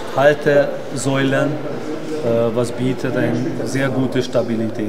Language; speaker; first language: German; non-native, learner; Hungarian